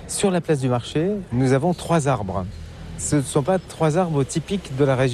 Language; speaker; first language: French; native; French